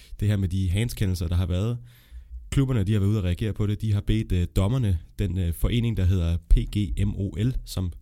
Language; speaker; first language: Danish; native; Danish